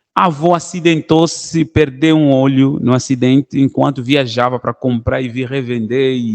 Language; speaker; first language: Portuguese; non-native, local second language; Kongo